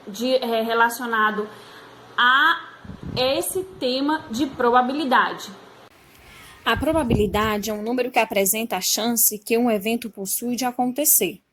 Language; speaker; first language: Portuguese; native; Portuguese